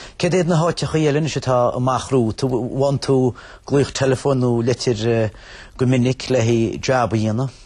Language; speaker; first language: Irish; native; Irish